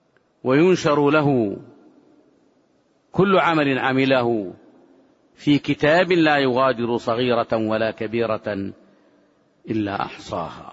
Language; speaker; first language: Arabic; native; Arabic